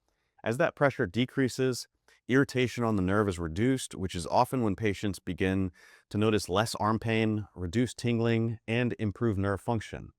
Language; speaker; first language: English; native; English